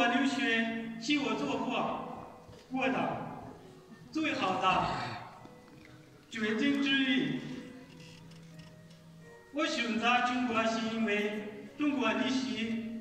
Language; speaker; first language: Chinese; non-native, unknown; Arabic